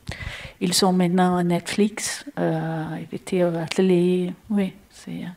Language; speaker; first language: French; non-native, learner; Portuguese